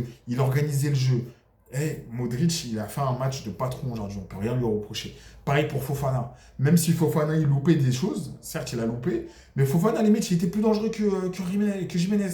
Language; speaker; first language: French; native; French